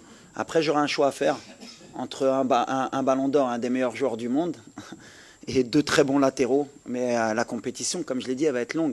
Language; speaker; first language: French; native; French